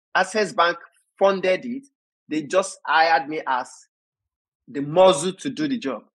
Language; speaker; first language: English; non-native, local second language; Yoruba